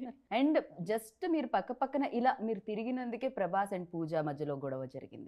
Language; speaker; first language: Telugu; native; Telugu